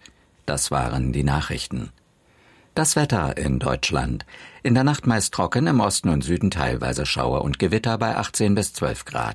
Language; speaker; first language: German; native; German